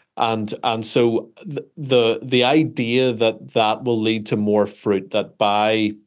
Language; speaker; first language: English; native; English